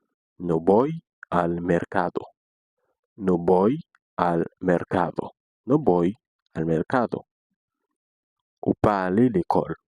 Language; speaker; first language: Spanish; non-native, fluent; Haitian Creole